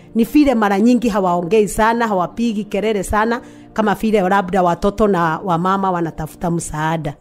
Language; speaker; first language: Swahili; non-native, local second language; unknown